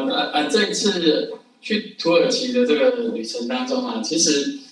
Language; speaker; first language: Chinese; native; Chinese